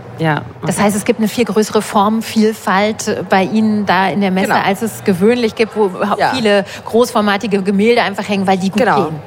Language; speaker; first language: German; native; German